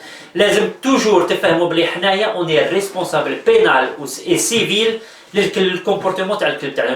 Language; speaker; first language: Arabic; native; Arabic